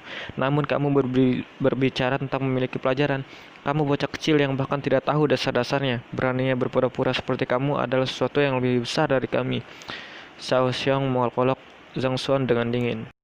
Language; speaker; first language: Indonesian; native; Indonesian